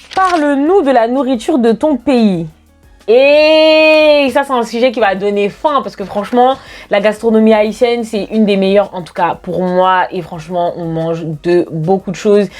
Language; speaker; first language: French; native; French